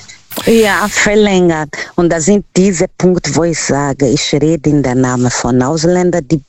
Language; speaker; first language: German; non-native, learner; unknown